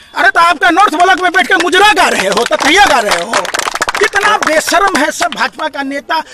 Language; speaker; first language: Hindi; native; Hindi